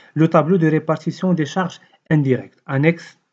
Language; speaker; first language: French; non-native, local second language; Arabic